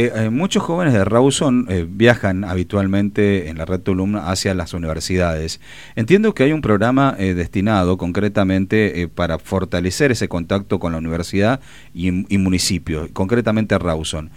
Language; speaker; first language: Spanish; native; Spanish